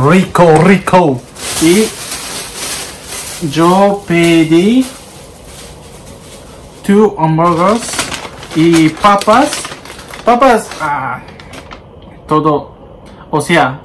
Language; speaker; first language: Spanish; non-native, learner; Japanese